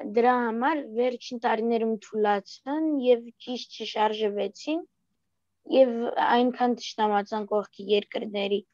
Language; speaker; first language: Armenian; early bilingual, heritage; Armenian